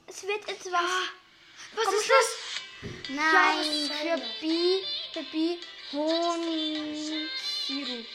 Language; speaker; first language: German; native; German